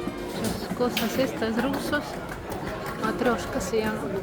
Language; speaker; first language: Spanish; non-native, fluent; Russian